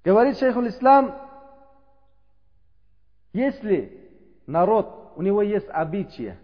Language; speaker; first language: Russian; non-native, learner; Uzbek